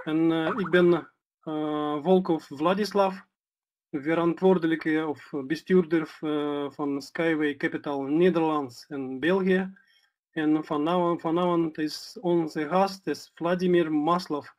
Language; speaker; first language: Dutch; non-native, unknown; Russian